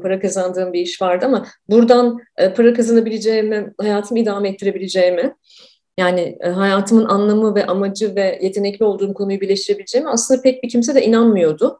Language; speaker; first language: Turkish; native; Turkish